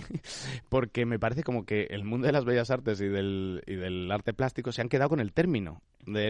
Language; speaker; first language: Spanish; native; Spanish